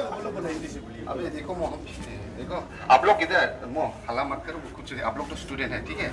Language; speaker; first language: Hindi; non-native, local second language; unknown